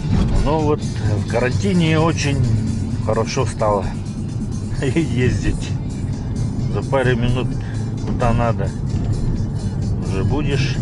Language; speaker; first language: Russian; non-native, local second language; Yakut